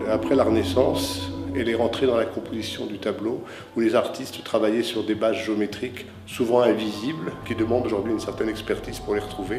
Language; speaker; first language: French; native; French